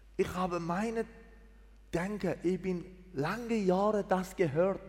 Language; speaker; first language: German; non-native, learner; Persian